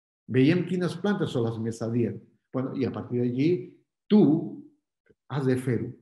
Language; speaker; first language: Catalan; non-native, local second language; Spanish